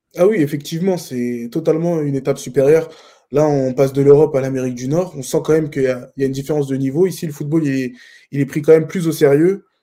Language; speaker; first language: French; native; French